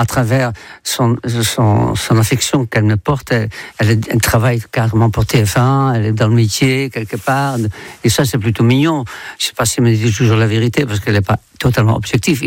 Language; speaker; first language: French; non-native, fluent; Dutch